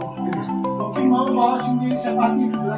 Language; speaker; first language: Indonesian; non-native, learner; Turkish